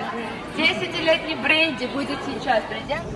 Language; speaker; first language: Russian; non-native, fluent; Georgian